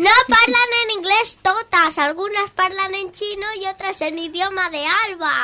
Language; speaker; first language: Catalan; non-native, local second language; Spanish